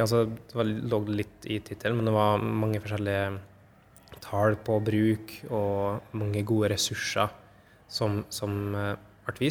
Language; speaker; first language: Norwegian; native; Norwegian